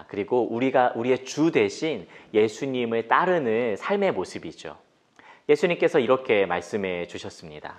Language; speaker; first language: Korean; native; Korean